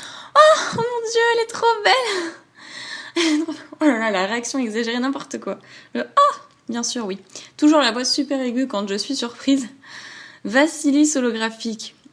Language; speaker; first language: French; native; French